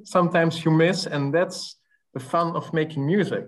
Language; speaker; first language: English; non-native, fluent; Dutch